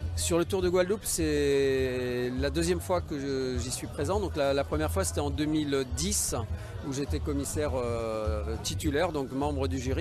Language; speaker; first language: French; native; French